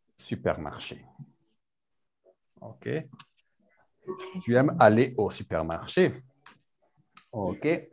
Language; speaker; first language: French; non-native, learner; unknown